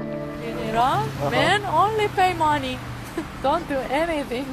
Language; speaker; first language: English; non-native, learner; Persian